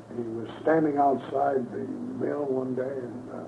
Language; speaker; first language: English; native; English